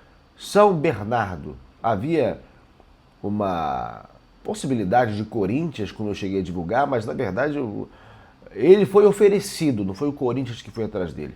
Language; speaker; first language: Portuguese; native; Portuguese